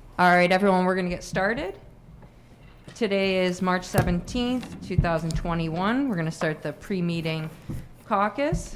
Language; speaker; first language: English; native; English